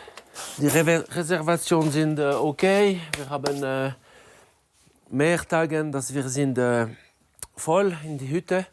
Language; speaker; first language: German; non-native, learner; French